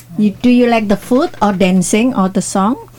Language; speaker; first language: English; non-native, learner; Indonesian